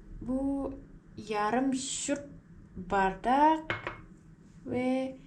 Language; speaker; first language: Turkish; non-native, learner; Indonesian